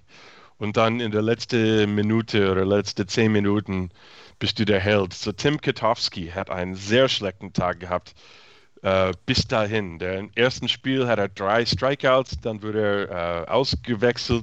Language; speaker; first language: German; non-native, fluent; English